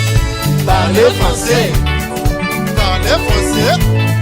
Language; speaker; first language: French; non-native, learner; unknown